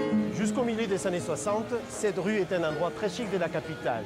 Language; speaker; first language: French; non-native, fluent; Spanish